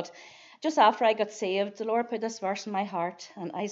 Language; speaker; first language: English; native; English